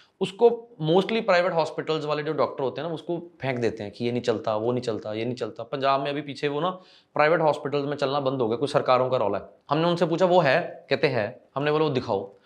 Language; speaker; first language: Hindi; non-native, local second language; Punjabi